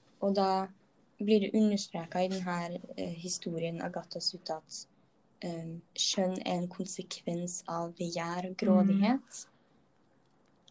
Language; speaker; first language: Norwegian; native; Norwegian